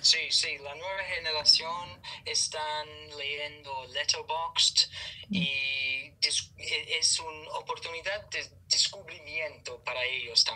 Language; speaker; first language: Spanish; non-native, fluent; English